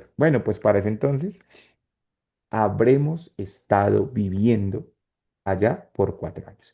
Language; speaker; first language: Spanish; native; Spanish